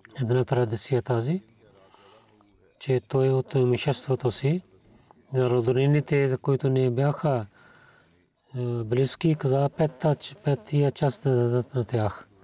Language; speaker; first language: Bulgarian; non-native, learner; Urdu